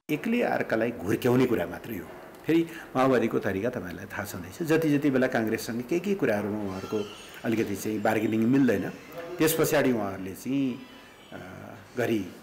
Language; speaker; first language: Nepali; native; Nepali